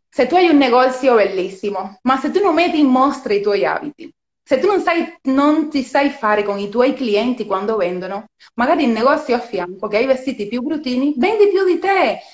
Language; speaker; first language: Italian; non-native, fluent; Spanish